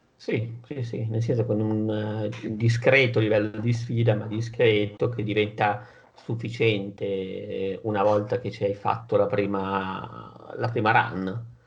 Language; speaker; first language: Italian; native; Italian